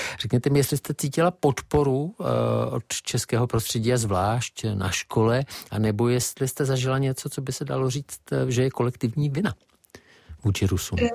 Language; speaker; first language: Czech; native; Czech